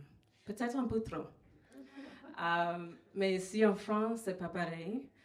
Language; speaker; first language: French; non-native, fluent; English